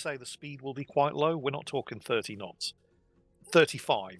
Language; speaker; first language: English; native; English